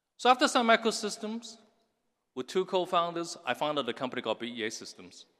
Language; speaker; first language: English; non-native, local second language; Cantonese